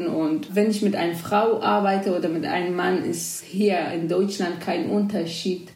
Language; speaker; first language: German; non-native, fluent; Kurdish